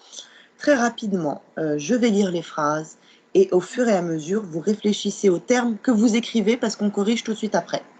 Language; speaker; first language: French; non-native, local second language; Arabic